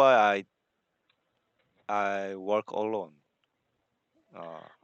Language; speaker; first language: English; non-native, learner; Korean